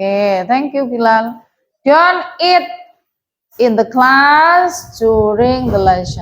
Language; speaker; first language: English; non-native, fluent; Indonesian